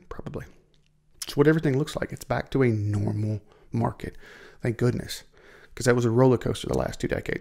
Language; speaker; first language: English; native; English